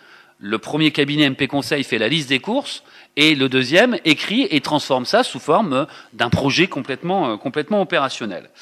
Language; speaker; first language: French; native; French